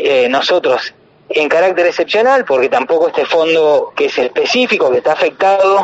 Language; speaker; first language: Spanish; native; Spanish